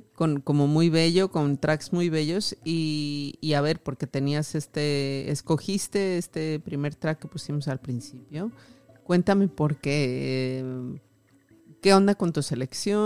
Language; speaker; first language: Spanish; native; Spanish